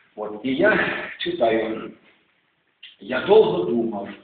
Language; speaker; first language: Russian; non-native, local second language; Ukrainian